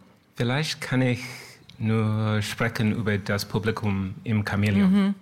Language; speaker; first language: German; non-native, learner; English